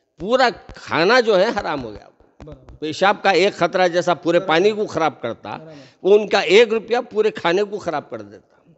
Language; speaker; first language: Hindi; non-native, local second language; Urdu